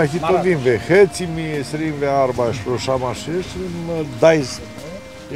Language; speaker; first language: Hebrew; non-native, learner; Romanian